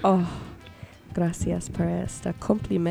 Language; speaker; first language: Spanish; non-native, learner; English